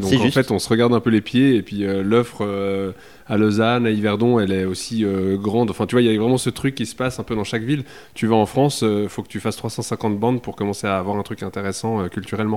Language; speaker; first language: French; native; French